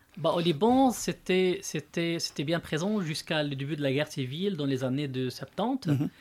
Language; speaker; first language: French; non-native, local second language; Arabic